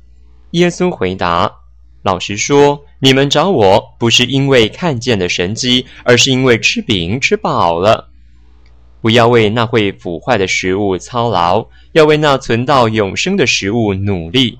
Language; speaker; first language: Chinese; native; Chinese